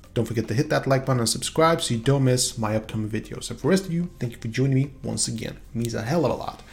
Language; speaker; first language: English; non-native, fluent; Swedish